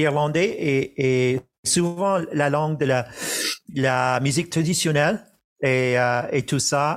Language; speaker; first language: French; non-native, fluent; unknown